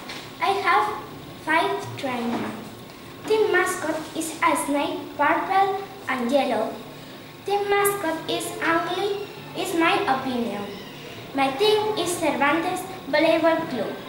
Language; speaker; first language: English; non-native, learner; Spanish